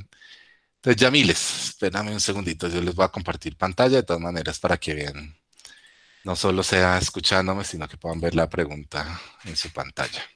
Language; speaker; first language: Spanish; native; Spanish